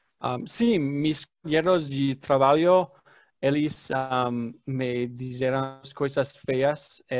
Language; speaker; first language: Portuguese; non-native, learner; English